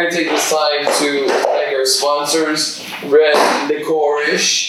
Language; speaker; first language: English; native; English